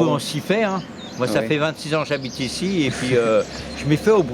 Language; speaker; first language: French; native; French